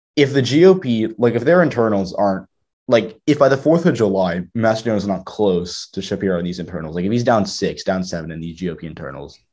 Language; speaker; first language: English; native; English